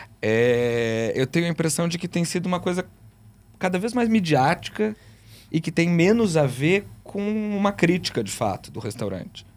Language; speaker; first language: Portuguese; native; Portuguese